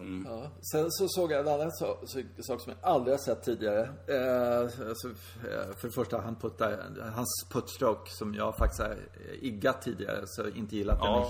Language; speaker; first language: Swedish; native; Swedish